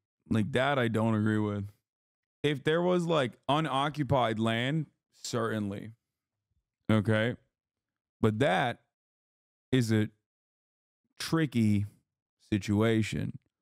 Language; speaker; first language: English; early bilingual, other home language; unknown